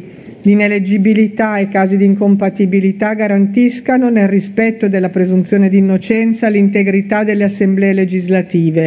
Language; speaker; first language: Italian; native; Italian